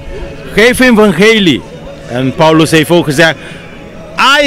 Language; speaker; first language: Dutch; non-native, local second language; Papiamento